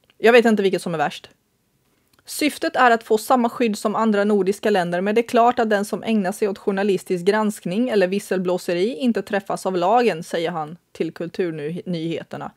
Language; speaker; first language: Swedish; early bilingual, other home language; Bosnian